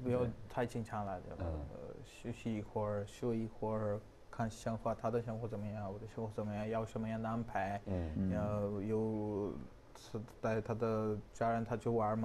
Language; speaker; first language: Chinese; non-native, learner; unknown